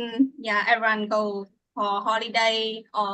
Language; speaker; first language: English; non-native, learner; Vietnamese